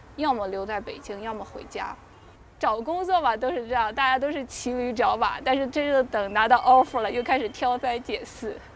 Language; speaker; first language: Chinese; native; Chinese